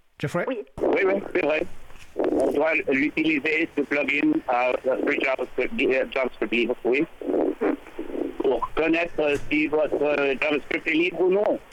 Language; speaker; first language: French; non-native, learner; English